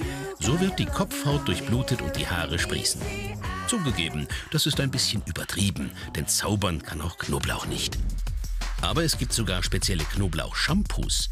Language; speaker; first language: German; native; German